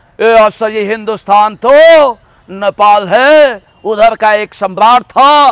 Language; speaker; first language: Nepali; native; Nepali